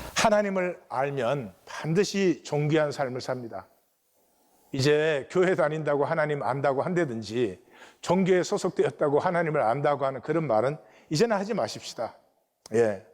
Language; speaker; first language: Korean; native; Korean